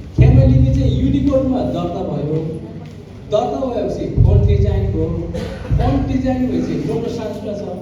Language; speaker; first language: Nepali; non-native, local second language; Gurung